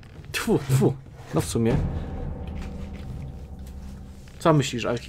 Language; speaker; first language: Polish; native; Polish